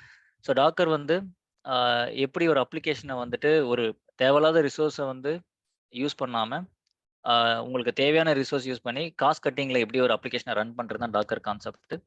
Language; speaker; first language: Tamil; native; Tamil